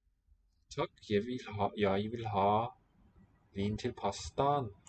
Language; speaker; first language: Norwegian; non-native, learner; English